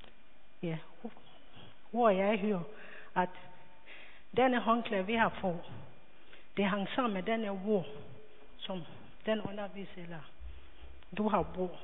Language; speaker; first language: Danish; non-native, learner; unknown